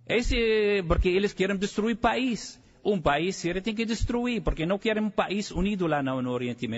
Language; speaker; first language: Portuguese; non-native, fluent; Arabic